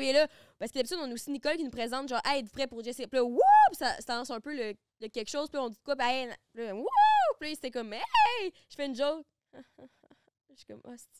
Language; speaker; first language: French; native; French